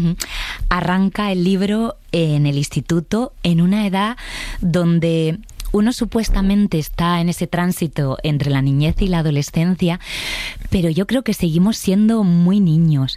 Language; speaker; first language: Spanish; native; Spanish